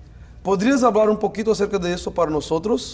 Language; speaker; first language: Spanish; non-native, fluent; Portuguese